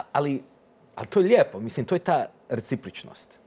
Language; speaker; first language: Serbian; early bilingual, heritage; Serbian